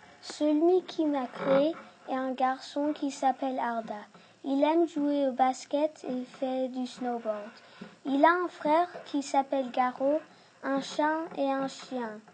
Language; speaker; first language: French; early bilingual, other home language; Turkish